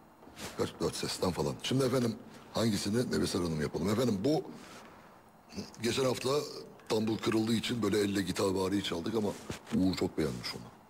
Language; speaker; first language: Turkish; native; Turkish